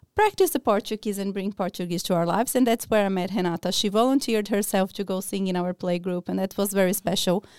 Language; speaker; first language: English; non-native, fluent; Portuguese